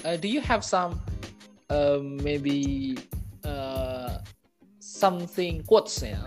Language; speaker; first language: English; non-native, learner; Indonesian